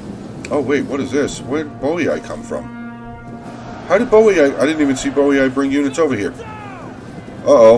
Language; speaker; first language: English; native; English